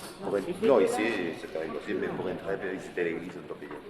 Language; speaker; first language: French; non-native, local second language; Catalan